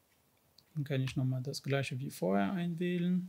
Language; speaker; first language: German; non-native, fluent; French